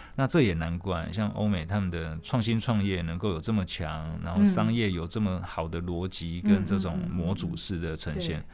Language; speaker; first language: Chinese; non-native, local second language; Min Nan Chinese